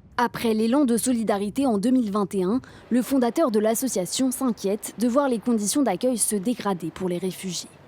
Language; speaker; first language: French; native; French